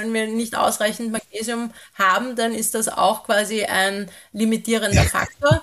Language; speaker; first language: German; native; German